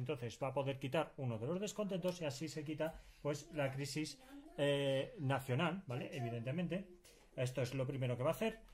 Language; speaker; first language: Spanish; native; Spanish